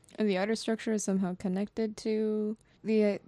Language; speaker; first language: English; non-native, fluent; Japanese